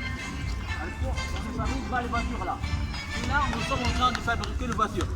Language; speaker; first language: French; non-native, learner; Arabic